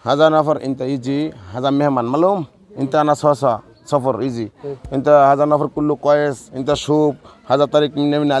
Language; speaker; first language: Arabic; non-native, learner; Bangla